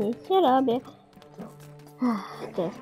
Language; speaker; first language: Polish; early bilingual, heritage; Polish